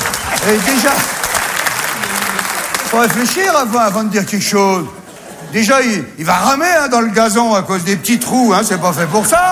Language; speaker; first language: French; native; French